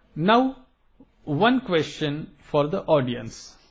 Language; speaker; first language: English; non-native, local second language; Gujarati